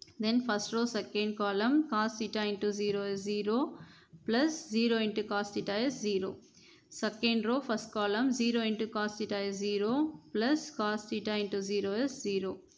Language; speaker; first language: English; non-native, local second language; Tamil